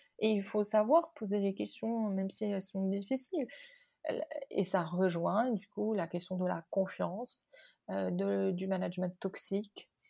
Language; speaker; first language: French; non-native, local second language; Arabic